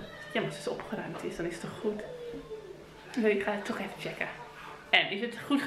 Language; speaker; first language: Dutch; native; Dutch